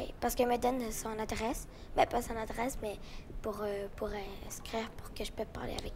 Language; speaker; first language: French; early bilingual, other home language; Spanish